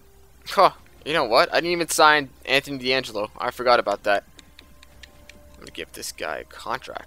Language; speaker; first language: English; native; English